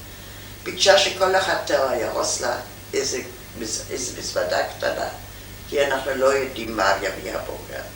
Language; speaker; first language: Hebrew; non-native, fluent; German